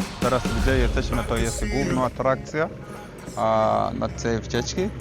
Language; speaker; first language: Polish; non-native, fluent; Swahili